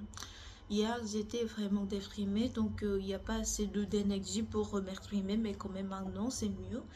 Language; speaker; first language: French; non-native, learner; Korean